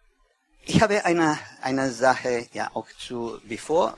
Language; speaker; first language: German; non-native, learner; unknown